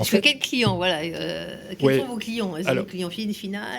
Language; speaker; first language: French; native; French